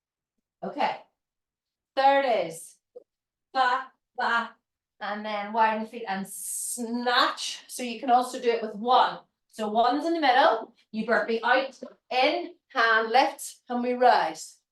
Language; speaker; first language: English; native; English